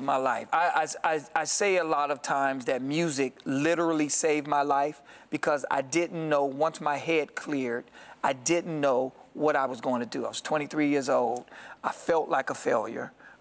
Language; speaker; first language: English; native; English